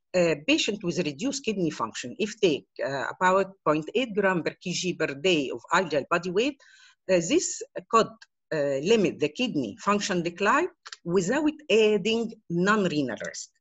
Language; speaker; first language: English; non-native, fluent; Arabic